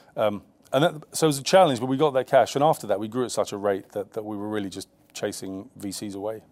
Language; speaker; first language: English; native; English